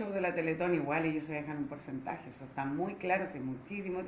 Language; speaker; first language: Spanish; native; Spanish